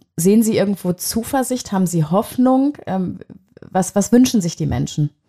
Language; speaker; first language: German; native; German